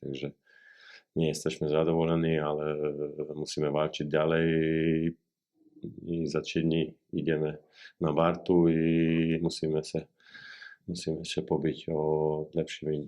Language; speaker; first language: Polish; non-native, learner; Slovak